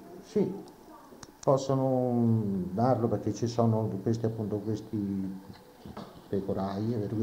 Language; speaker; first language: Italian; native; Italian